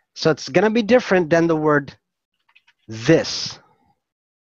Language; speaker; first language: English; non-native, fluent; Filipino